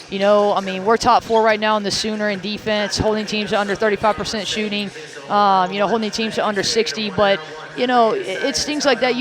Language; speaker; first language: English; native; English